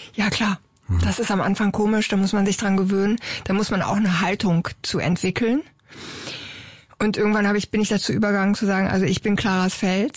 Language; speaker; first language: German; native; German